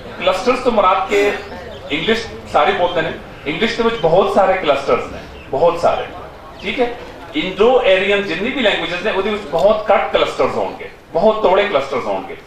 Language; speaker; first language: Punjabi; non-native, local second language; Pashto